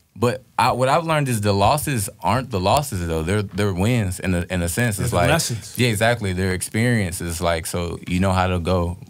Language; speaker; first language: English; native; English